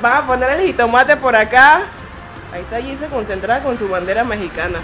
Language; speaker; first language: Spanish; native; Spanish